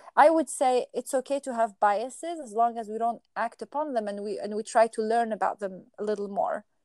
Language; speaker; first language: English; non-native, fluent; Arabic